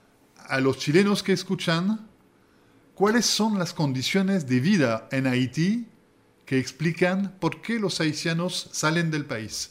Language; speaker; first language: Spanish; native; Spanish